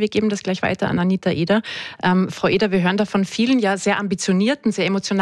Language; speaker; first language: German; native; German